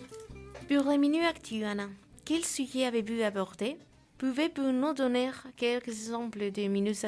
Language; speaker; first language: French; non-native, learner; Spanish